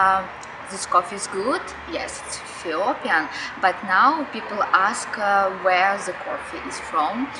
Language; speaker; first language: English; non-native, learner; Russian